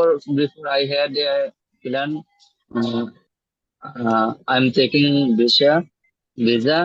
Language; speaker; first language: English; non-native, learner; Bangla